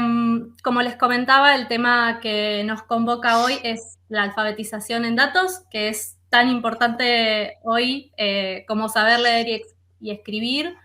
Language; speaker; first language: Spanish; native; Spanish